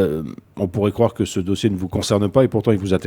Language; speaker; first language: French; native; French